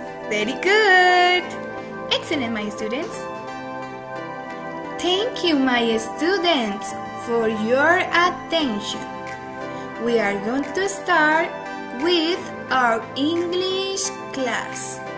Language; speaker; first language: English; non-native, fluent; Spanish